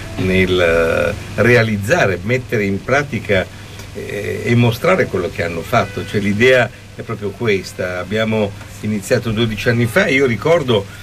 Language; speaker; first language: Italian; native; Italian